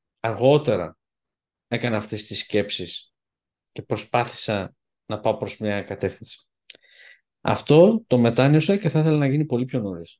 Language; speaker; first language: Greek; early bilingual, heritage; Greek